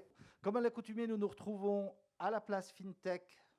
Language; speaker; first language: French; native; French